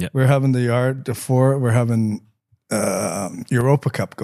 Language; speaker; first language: German; non-native, learner; English